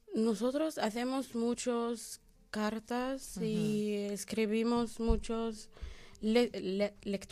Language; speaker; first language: Spanish; non-native, learner; Arabic